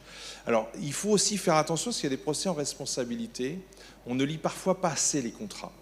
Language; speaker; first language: French; native; French